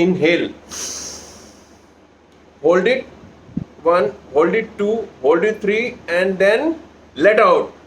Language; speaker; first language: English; non-native, local second language; Punjabi